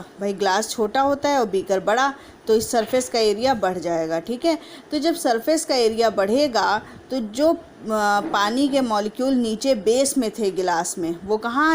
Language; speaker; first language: Hindi; native; Hindi